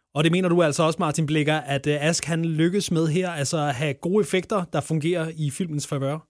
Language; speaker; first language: Danish; native; Danish